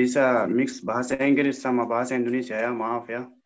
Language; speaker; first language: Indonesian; non-native, learner; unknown